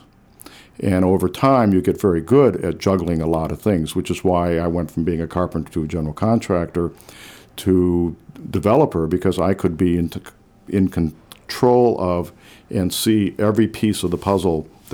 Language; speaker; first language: English; native; English